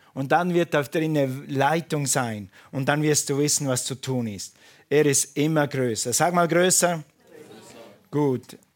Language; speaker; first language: German; non-native, fluent; English